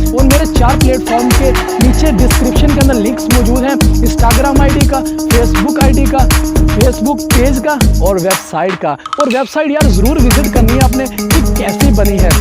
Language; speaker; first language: Urdu; non-native, local second language; Punjabi